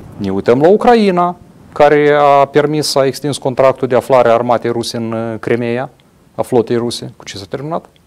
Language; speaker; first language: Romanian; native; Romanian